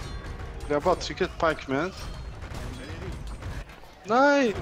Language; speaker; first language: Swedish; early bilingual, other home language; Turkish